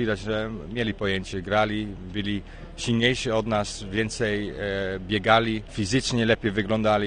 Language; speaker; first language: Polish; early bilingual, heritage; Polish